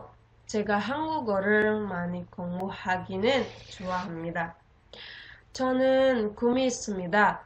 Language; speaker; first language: Korean; non-native, learner; Indonesian